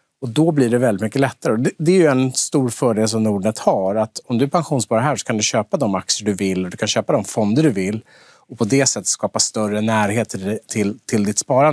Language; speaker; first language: Swedish; native; Swedish